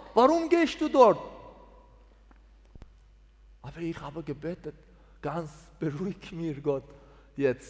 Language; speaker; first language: German; non-native, learner; Persian